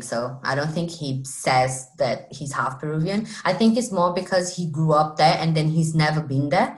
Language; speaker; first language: English; non-native, fluent; Portuguese